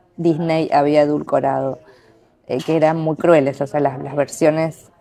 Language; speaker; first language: Spanish; native; Spanish